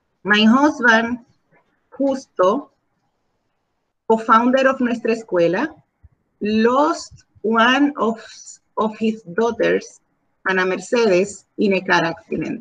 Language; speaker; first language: English; non-native, learner; Spanish